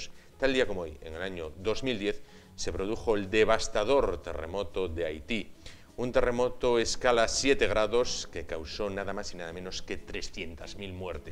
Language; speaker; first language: Spanish; native; Spanish